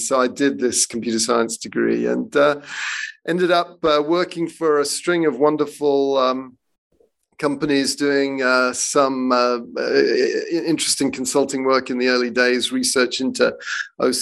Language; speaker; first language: English; native; English